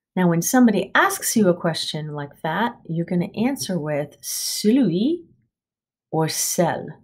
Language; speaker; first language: English; native; English